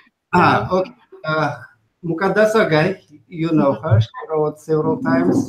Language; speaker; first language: English; non-native, fluent; Uzbek